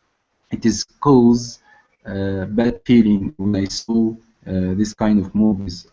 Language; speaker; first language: English; non-native, learner; Arabic